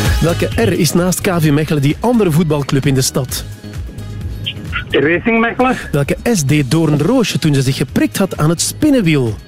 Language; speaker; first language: Dutch; native; Dutch